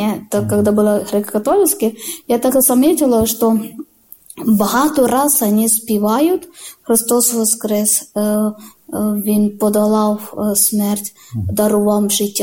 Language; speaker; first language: Ukrainian; non-native, learner; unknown